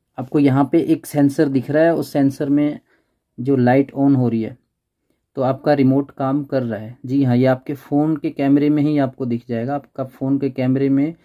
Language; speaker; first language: Hindi; native; Hindi